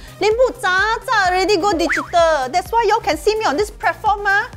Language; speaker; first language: English; non-native, local second language; Chinese